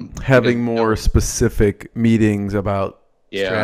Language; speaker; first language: English; native; English